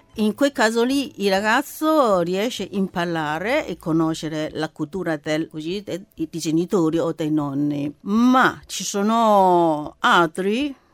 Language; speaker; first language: Italian; non-native, learner; Chinese